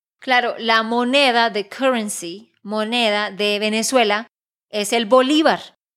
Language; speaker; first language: Spanish; native; Spanish